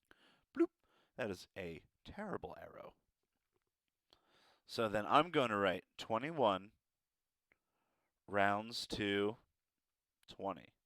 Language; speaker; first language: English; native; English